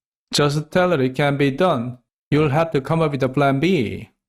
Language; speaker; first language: English; non-native, fluent; Korean